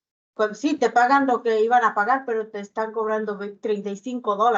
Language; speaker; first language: Spanish; native; Spanish